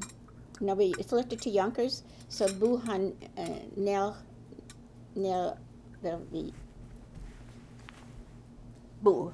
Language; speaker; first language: Norwegian; early bilingual, heritage; Norwegian